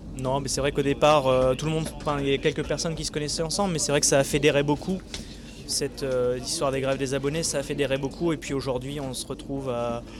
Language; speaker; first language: French; native; French